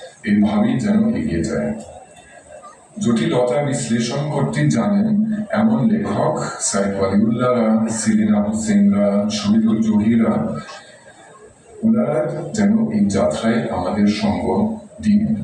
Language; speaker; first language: Bangla; non-native, fluent; German